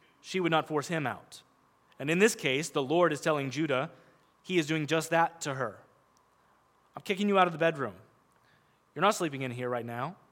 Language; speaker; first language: English; native; English